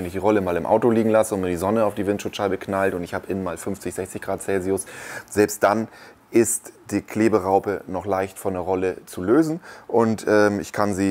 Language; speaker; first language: German; native; German